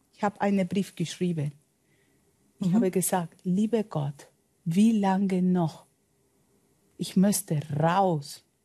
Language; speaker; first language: German; non-native, learner; Spanish